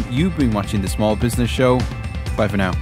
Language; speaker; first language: English; native; English